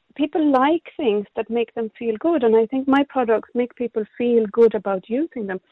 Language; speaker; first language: English; non-native, fluent; Swedish